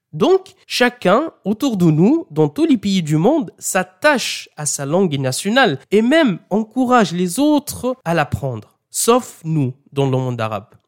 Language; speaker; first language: French; non-native, fluent; Arabic